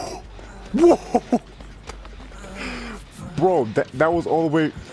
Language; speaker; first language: English; native; English